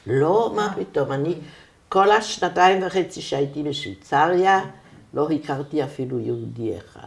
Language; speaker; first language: Hebrew; non-native, fluent; German